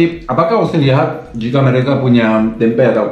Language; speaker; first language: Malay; non-native, learner; Swiss German